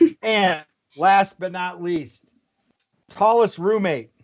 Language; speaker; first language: English; native; English